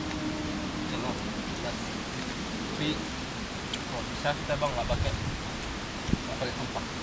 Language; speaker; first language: Indonesian; native; Indonesian